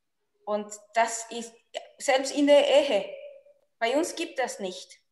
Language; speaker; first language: German; non-native, fluent; Spanish